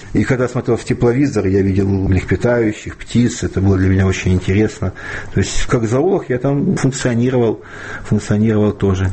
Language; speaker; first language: Russian; native; Russian